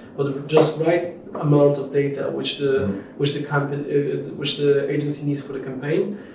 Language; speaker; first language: English; non-native, fluent; Polish